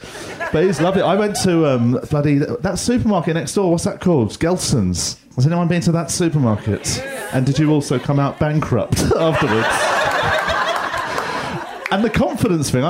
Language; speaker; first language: English; native; English